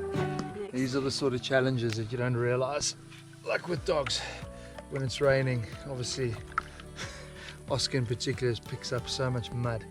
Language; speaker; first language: English; native; English